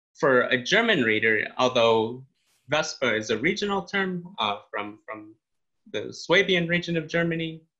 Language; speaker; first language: English; native; English